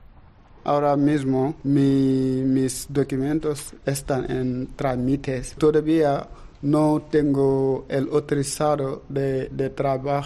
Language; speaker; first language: Spanish; non-native, learner; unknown